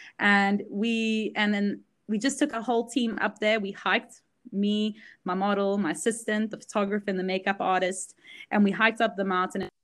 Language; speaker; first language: English; early bilingual, other home language; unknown